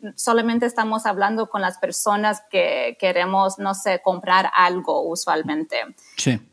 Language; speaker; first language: Spanish; non-native, fluent; English